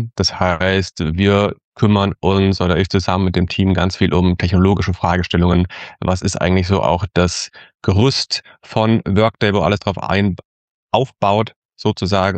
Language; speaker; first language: German; native; German